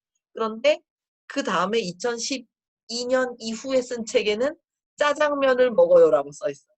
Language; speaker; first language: Korean; native; Korean